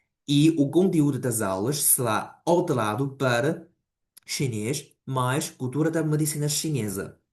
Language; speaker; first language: Portuguese; non-native, fluent; Chinese